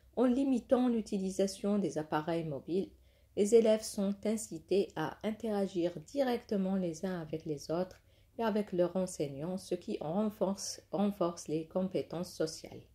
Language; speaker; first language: French; non-native, local second language; Arabic